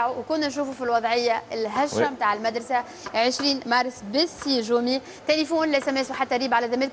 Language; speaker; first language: Arabic; native; Arabic